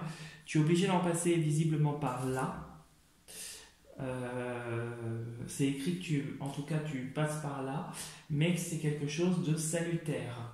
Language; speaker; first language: French; native; French